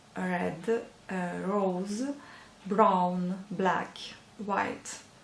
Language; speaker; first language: English; non-native, learner; Russian